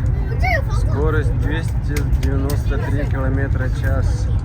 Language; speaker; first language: Russian; native; Russian